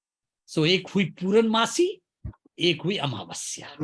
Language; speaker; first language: Hindi; native; Hindi